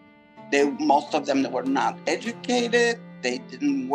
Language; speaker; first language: English; non-native, fluent; Turkish